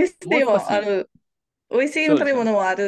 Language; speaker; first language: Japanese; non-native, learner; Indonesian